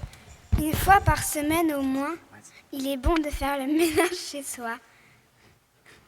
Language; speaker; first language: French; native; French